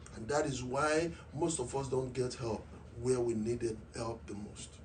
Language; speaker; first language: English; non-native, local second language; Yoruba